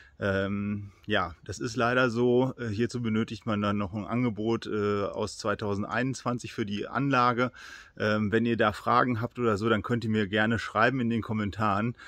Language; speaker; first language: German; native; German